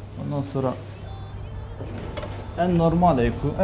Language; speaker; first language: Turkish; non-native, local second language; Kurdish